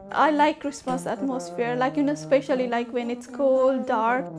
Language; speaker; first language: English; non-native, local second language; Nepali